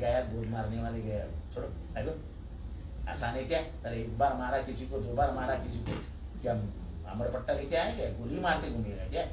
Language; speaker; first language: Hindi; non-native, local second language; Marathi